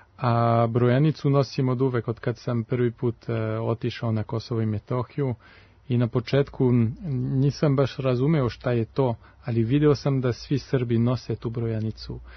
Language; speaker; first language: Serbian; non-native, fluent; French